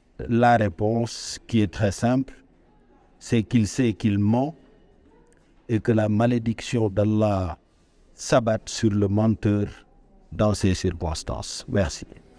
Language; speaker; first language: French; non-native, local second language; Wolof